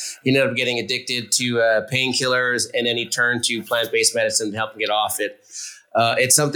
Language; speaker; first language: English; native; English